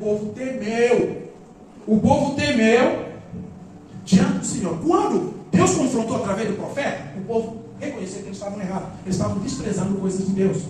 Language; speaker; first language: Portuguese; non-native, local second language; Upper Guinea Crioulo